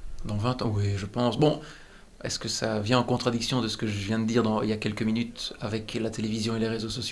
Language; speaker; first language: French; native; French